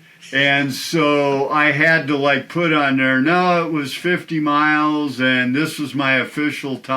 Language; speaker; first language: English; native; English